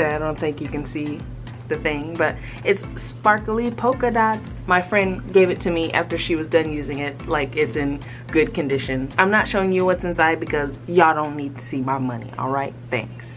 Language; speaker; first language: English; native; English